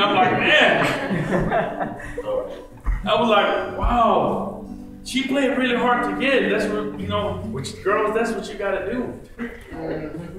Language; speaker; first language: English; early bilingual, other home language; Spanish